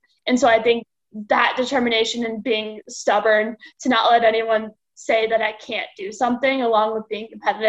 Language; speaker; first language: English; native; English